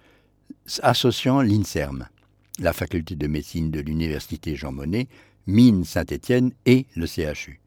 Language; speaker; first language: French; native; French